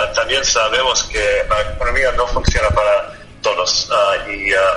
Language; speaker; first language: Spanish; non-native, learner; English